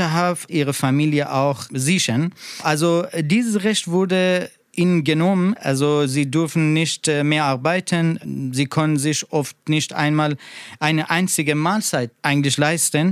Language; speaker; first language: German; non-native, learner; Persian